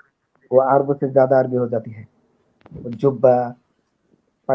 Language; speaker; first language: Hindi; non-native, learner; Bangla